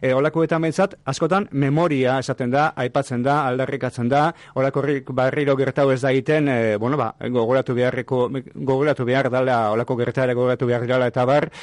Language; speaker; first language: Basque; native; Basque